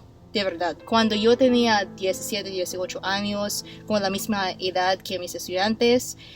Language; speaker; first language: Spanish; non-native, fluent; English